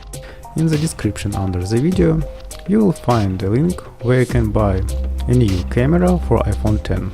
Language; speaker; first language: English; non-native, fluent; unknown